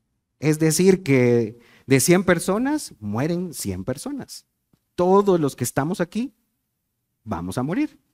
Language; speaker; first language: Spanish; native; Spanish